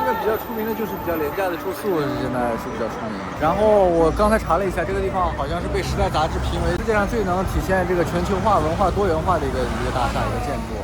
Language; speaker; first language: Chinese; native; Chinese